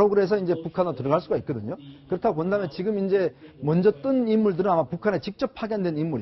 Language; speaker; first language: Korean; native; Korean